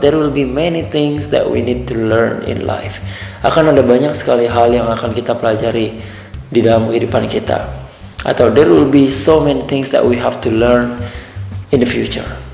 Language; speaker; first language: English; non-native, fluent; Indonesian